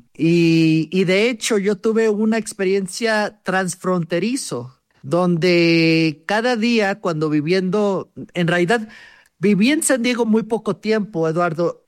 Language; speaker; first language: Spanish; early bilingual, heritage; Spanish